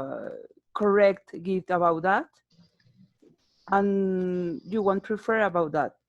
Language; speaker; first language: English; non-native, learner; Spanish